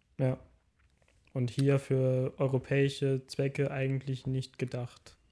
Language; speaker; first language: German; native; German